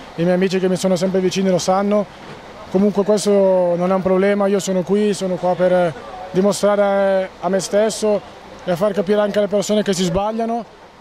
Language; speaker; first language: Italian; native; Italian